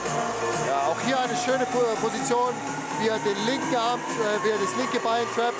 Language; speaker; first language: German; native; German